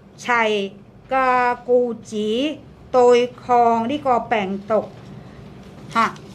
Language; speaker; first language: Cantonese; non-native, fluent; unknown